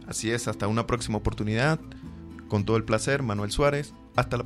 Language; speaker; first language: Spanish; native; Spanish